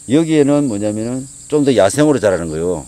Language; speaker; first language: Korean; native; Korean